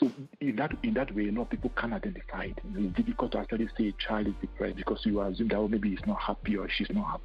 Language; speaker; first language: English; non-native, local second language; Igbo